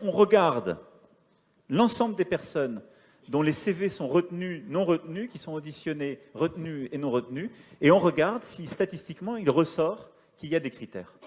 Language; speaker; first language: French; native; French